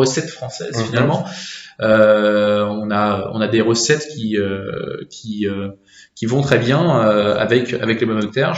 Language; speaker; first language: French; native; French